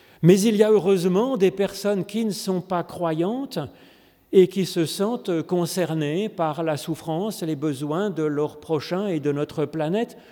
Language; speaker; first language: French; native; French